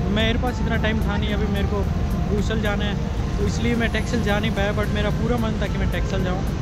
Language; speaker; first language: Hindi; native; Hindi